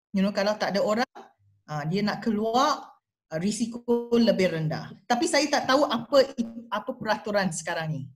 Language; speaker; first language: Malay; non-native, local second language; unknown